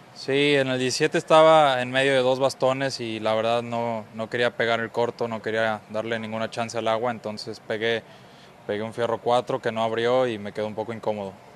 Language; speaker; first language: Spanish; native; Spanish